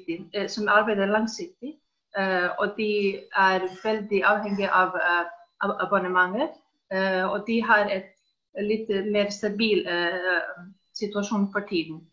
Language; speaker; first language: Danish; non-native, fluent; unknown